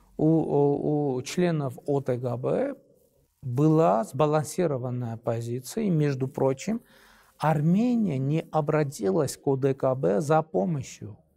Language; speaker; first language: Russian; non-native, local second language; Armenian